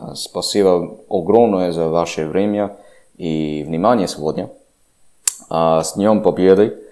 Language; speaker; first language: Russian; non-native, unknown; English